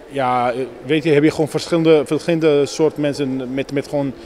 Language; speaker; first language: Dutch; non-native, fluent; Arabic